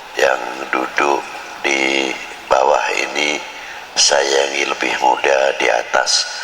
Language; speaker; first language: Indonesian; non-native, local second language; Javanese